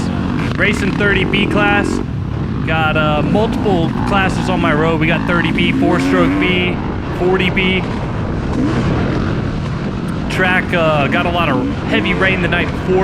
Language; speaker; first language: English; native; English